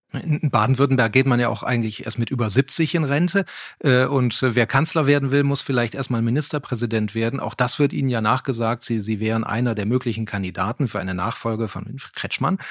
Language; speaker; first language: German; native; German